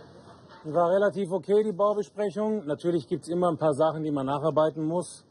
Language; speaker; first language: German; native; German